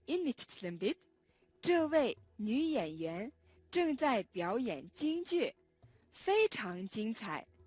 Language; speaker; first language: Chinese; non-native, fluent; Mongolian